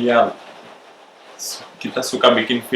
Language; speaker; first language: Indonesian; non-native, local second language; English